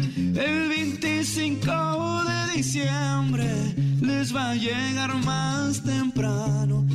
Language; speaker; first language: Spanish; native; Spanish